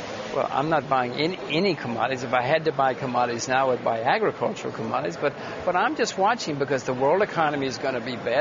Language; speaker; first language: English; native; English